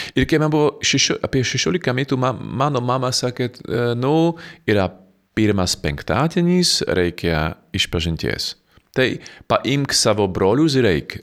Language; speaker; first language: Lithuanian; non-native, fluent; Slovak